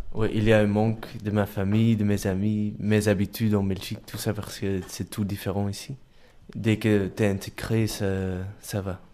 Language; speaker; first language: French; non-native, local second language; Dutch